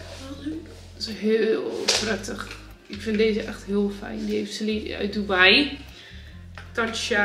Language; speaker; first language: Dutch; native; Dutch